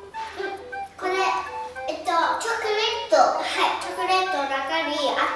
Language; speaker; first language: Japanese; early bilingual, heritage; Japanese